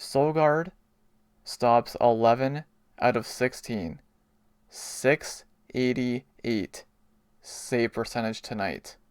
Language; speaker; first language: English; native; English